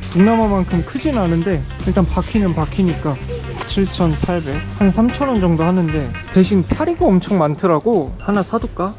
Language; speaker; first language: Korean; native; Korean